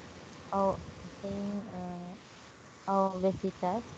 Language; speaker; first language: English; non-native, learner; Indonesian